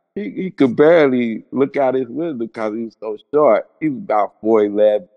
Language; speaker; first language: English; native; English